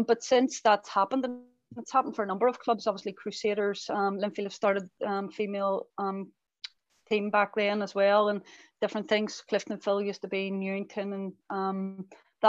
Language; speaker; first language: English; native; English